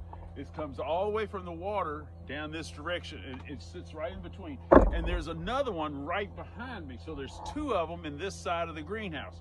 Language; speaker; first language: English; native; English